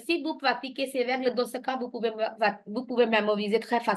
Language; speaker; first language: French; non-native, fluent; Punjabi